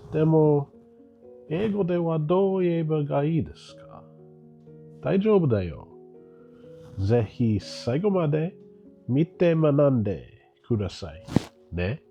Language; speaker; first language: Japanese; non-native, learner; English